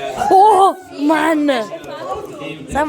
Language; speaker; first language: German; non-native, learner; Malayalam